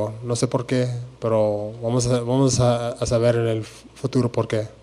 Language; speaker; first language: Spanish; early bilingual, heritage; Spanish